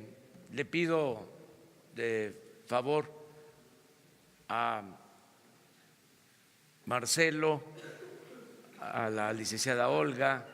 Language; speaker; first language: Spanish; native; Spanish